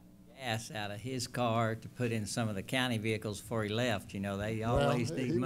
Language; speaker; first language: English; native; English